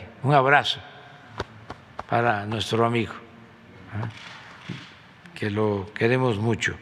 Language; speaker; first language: Spanish; native; Spanish